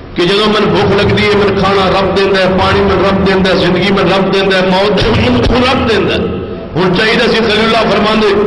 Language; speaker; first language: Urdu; non-native, local second language; Punjabi